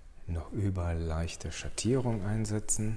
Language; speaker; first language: German; native; German